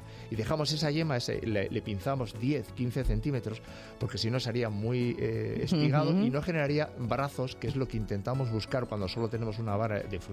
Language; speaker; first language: Spanish; native; Spanish